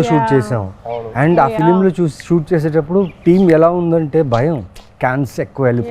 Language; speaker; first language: Telugu; native; Telugu